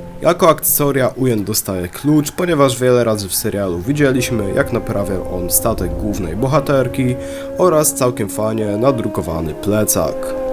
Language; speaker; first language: Polish; native; Polish